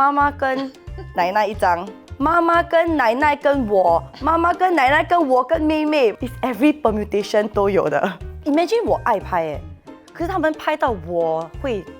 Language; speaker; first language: Chinese; non-native, local second language; English